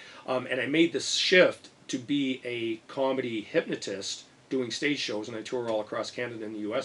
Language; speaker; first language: English; native; English